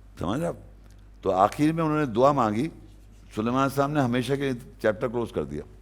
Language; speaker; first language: Urdu; native; Urdu